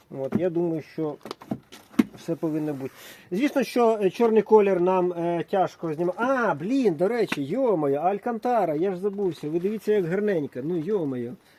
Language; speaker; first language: Ukrainian; non-native, local second language; Russian